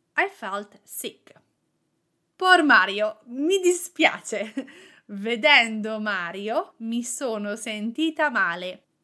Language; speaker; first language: English; non-native, fluent; Italian